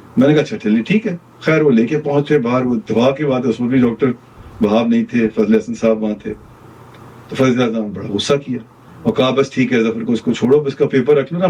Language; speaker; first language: Urdu; non-native, local second language; Punjabi